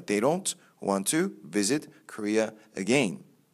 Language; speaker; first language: English; non-native, fluent; Korean